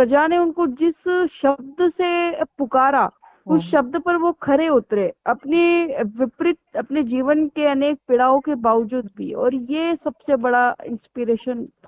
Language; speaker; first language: Hindi; native; Hindi